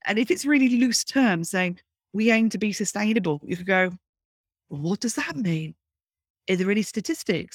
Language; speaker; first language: English; native; English